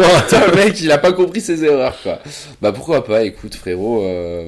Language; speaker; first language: French; native; French